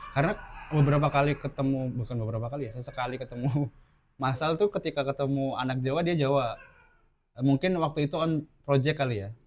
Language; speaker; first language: Indonesian; native; Indonesian